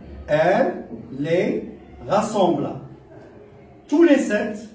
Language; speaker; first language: French; non-native, local second language; Arabic